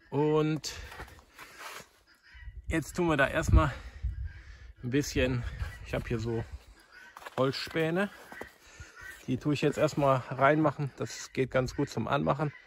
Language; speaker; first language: German; native; German